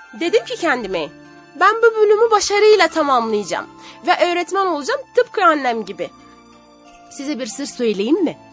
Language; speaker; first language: Turkish; non-native, fluent; Arabic